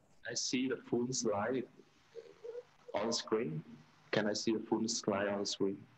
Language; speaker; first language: English; non-native, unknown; Vietnamese